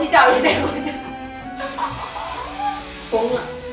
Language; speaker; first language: Chinese; non-native, fluent; Lao